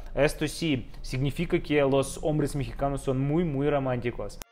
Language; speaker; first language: Spanish; non-native, fluent; Russian